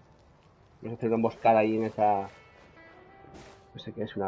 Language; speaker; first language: Spanish; native; Spanish